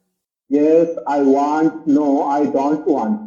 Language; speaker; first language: English; non-native, learner; Bangla